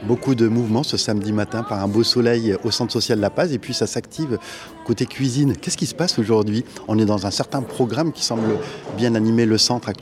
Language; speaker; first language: French; native; French